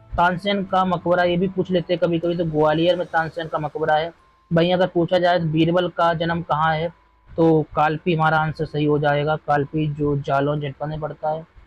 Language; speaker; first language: Hindi; native; Hindi